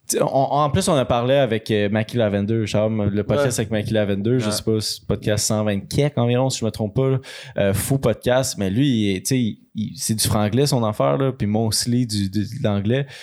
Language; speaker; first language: French; native; French